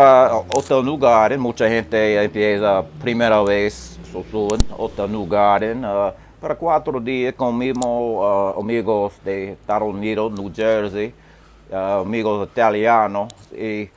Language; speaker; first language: Spanish; non-native, learner; English